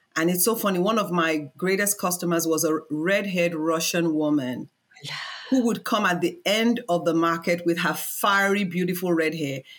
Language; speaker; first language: English; non-native, local second language; Yoruba